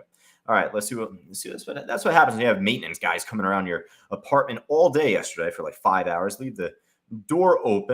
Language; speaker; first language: English; native; English